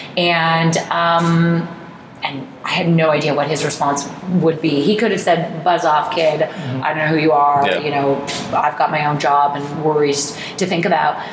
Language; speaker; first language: English; native; English